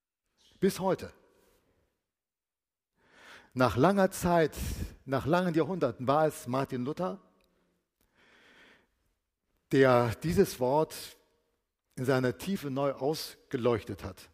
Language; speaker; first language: German; native; German